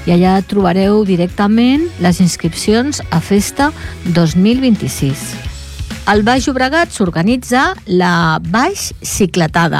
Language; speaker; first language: Catalan; native; Catalan